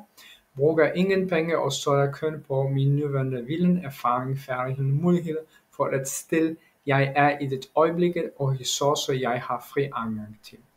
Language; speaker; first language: Danish; non-native, learner; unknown